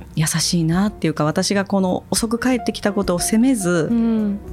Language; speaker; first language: Japanese; native; Japanese